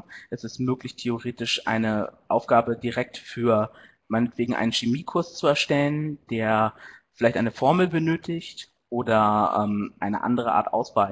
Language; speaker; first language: German; native; German